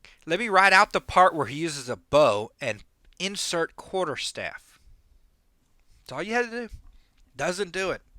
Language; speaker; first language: English; native; English